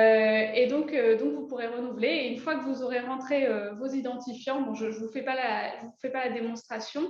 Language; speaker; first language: French; native; French